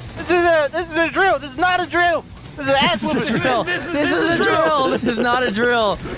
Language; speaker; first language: English; native; English